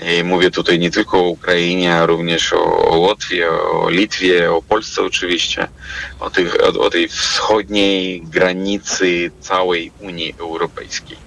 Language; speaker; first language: Polish; non-native, fluent; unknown